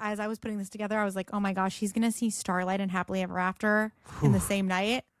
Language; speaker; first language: English; native; English